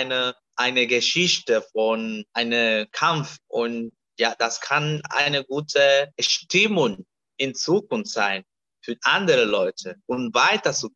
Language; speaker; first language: German; non-native, learner; Spanish